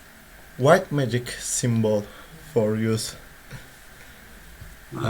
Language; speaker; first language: English; non-native, learner; Turkish